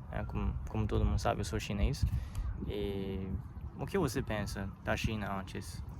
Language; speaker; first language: Portuguese; non-native, learner; Chinese